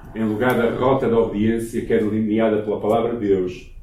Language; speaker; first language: Portuguese; native; Portuguese